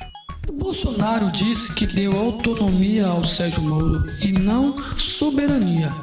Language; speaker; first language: Portuguese; native; Portuguese